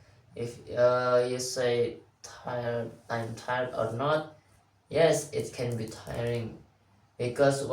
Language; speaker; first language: English; non-native, learner; Indonesian